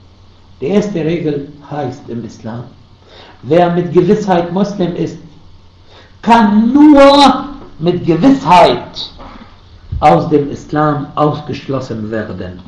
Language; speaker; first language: German; non-native, fluent; Arabic